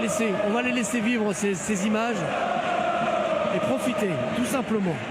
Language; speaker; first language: French; native; French